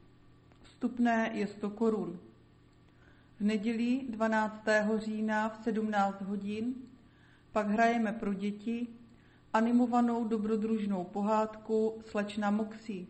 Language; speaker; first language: Czech; native; Czech